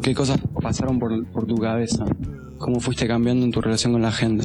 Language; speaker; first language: Spanish; native; Spanish